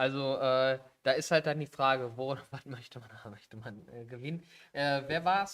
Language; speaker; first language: German; native; German